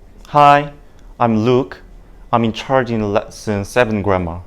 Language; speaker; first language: English; non-native, learner; Indonesian